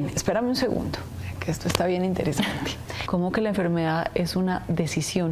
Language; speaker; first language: Spanish; native; Spanish